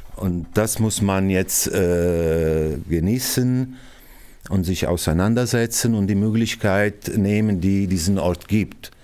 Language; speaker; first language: German; non-native, fluent; Italian